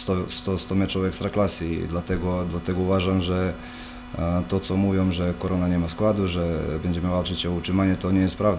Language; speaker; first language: Polish; non-native, fluent; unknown